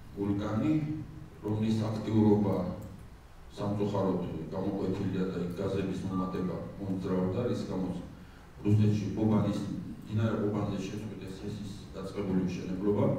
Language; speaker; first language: Georgian; non-native, local second language; Svan